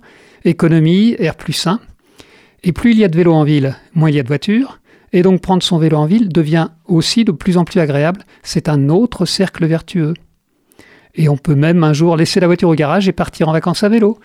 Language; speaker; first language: French; native; French